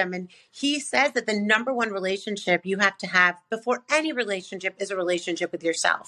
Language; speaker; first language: English; native; English